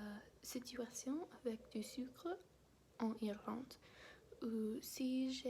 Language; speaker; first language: French; non-native, learner; English